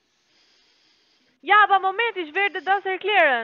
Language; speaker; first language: German; non-native, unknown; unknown